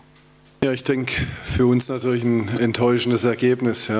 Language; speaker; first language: German; native; German